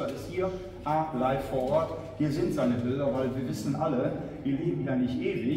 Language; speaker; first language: German; native; German